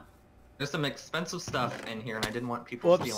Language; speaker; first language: English; native; English